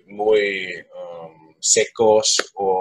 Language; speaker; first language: Spanish; non-native, learner; German